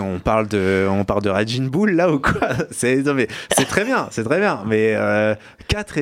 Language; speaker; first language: French; native; French